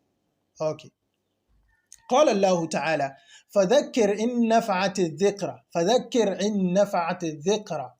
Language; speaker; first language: Arabic; non-native, fluent; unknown